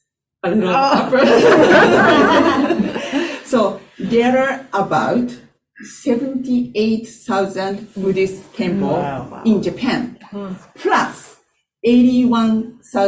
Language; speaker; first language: English; non-native, fluent; Japanese